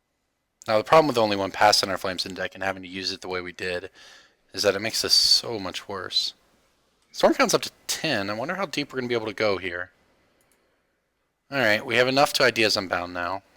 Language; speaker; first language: English; native; English